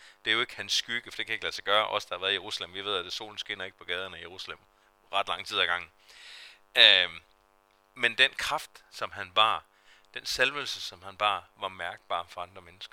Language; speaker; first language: Danish; native; Danish